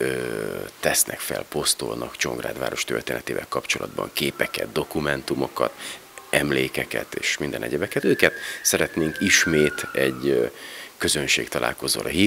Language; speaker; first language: Hungarian; native; Hungarian